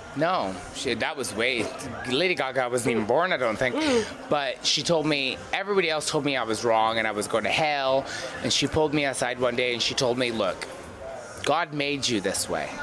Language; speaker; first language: English; native; English